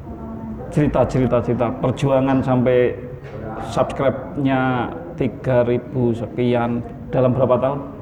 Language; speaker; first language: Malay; non-native, local second language; Javanese